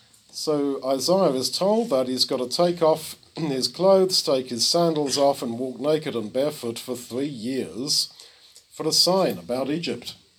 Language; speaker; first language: English; native; English